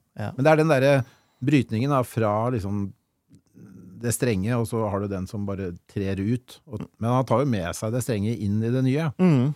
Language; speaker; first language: Norwegian; native; Norwegian